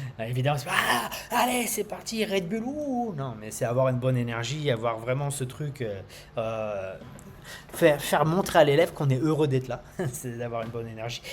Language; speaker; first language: French; native; French